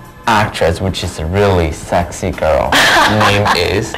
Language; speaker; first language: English; non-native, fluent; Chinese